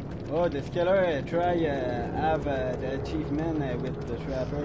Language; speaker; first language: English; non-native, learner; French